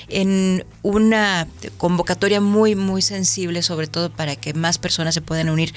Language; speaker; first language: Spanish; native; Spanish